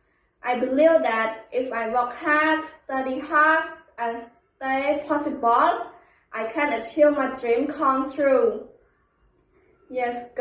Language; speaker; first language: English; non-native, learner; Khmer